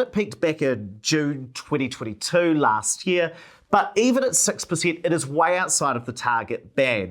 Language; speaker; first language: English; native; English